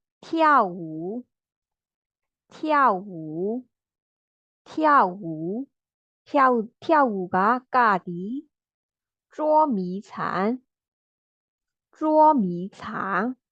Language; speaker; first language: Chinese; non-native, learner; Burmese